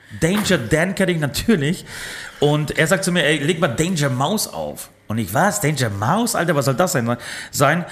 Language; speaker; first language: German; early bilingual, other home language; Polish